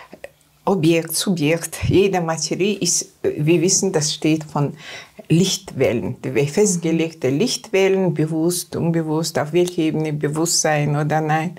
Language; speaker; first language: German; non-native, learner; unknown